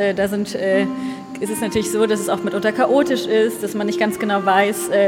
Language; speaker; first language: German; native; German